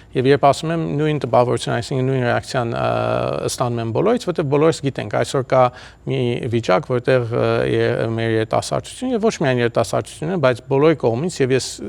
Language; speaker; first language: Armenian; early bilingual, heritage; Armenian